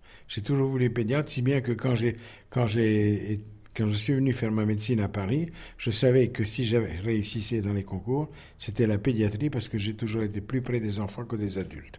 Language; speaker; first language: French; native; French